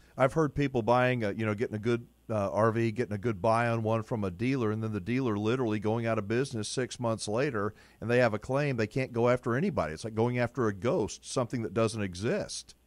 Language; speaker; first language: English; native; English